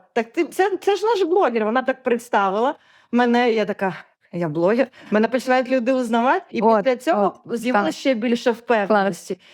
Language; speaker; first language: Ukrainian; non-native, local second language; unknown